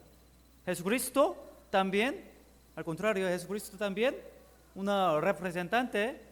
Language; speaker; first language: Spanish; non-native, learner; Korean